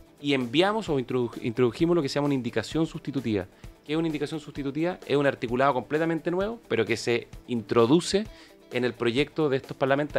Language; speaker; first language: Spanish; native; Spanish